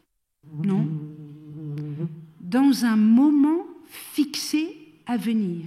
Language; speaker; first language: French; native; French